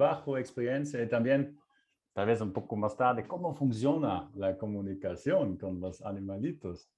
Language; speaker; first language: Spanish; non-native, fluent; German